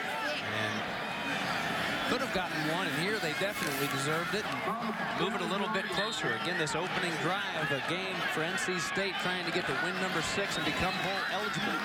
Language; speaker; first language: English; native; English